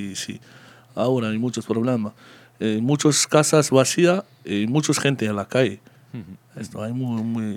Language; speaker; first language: Spanish; non-native, learner; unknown